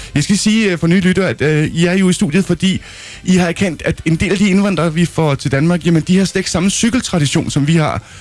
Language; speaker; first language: Danish; native; Danish